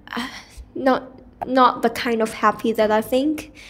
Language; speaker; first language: English; non-native, local second language; Cantonese